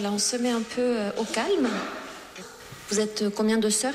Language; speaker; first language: French; native; French